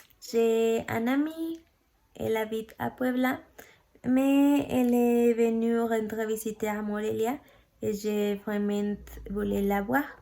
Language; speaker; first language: French; non-native, learner; Spanish